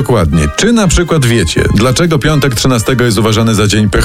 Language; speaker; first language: Polish; native; Polish